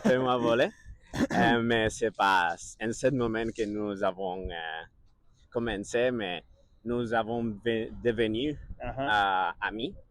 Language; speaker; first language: French; non-native, learner; Catalan